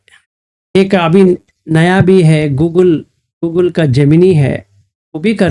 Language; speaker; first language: Hindi; native; Hindi